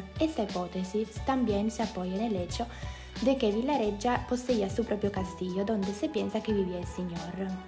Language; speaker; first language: Spanish; non-native, learner; Italian